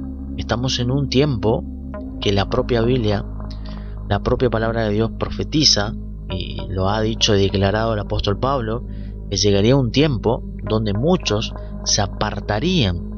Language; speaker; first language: Spanish; native; Spanish